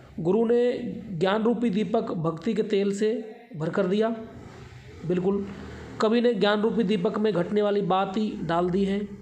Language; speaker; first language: Hindi; native; Hindi